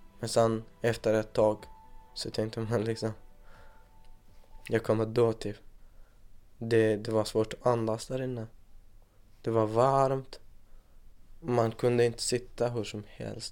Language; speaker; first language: Swedish; non-native, fluent; Persian